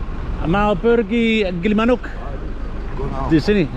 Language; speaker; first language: Indonesian; non-native, learner; English